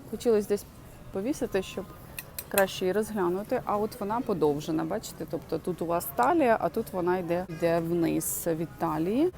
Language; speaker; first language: Ukrainian; non-native, local second language; Russian